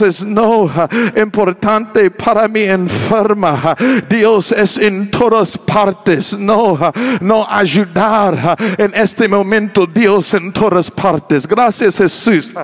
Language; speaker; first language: Spanish; non-native, learner; English